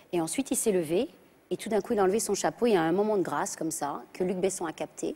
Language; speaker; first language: French; early bilingual, other home language; English